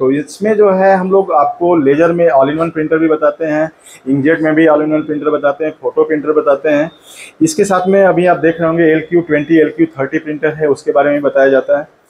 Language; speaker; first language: Hindi; native; Hindi